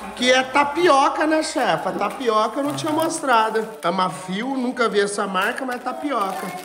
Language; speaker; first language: Portuguese; native; Portuguese